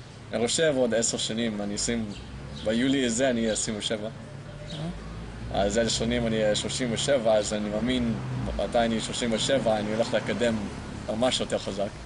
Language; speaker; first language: Hebrew; non-native, learner; English